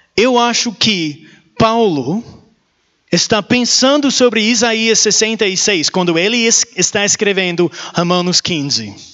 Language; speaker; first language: Portuguese; non-native, learner; English